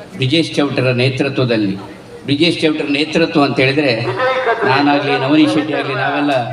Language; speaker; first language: Kannada; non-native, local second language; Tulu